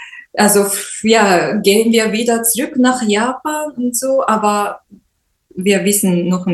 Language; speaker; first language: German; non-native, learner; Japanese